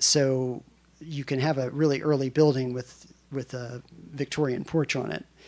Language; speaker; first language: English; native; English